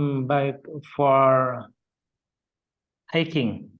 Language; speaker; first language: English; non-native, learner; Indonesian